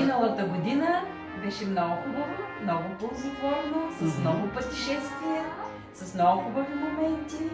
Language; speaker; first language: Bulgarian; native; Bulgarian